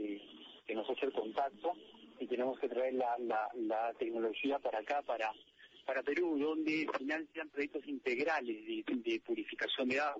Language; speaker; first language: Spanish; native; Spanish